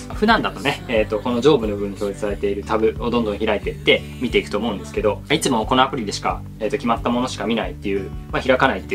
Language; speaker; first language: Japanese; native; Japanese